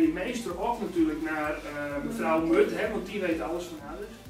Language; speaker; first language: Dutch; native; Dutch